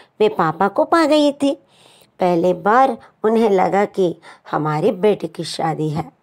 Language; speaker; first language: Hindi; non-native, local second language; Telugu